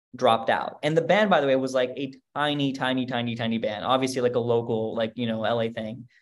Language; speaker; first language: English; native; English